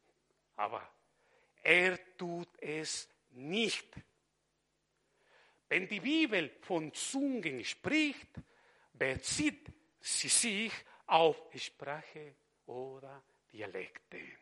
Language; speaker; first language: German; non-native, fluent; Spanish